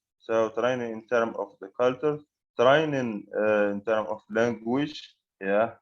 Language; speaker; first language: English; non-native, fluent; Arabic